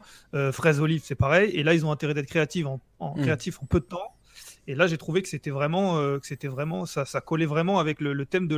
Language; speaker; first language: French; native; French